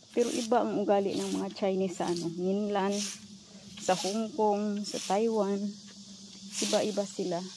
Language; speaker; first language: Filipino; non-native, local second language; Cebuano